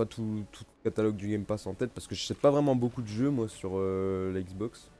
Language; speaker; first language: French; native; French